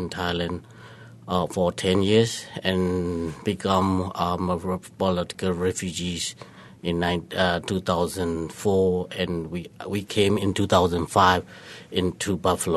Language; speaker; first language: English; non-native, learner; Burmese